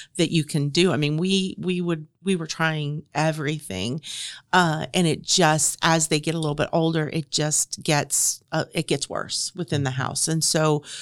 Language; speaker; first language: English; native; English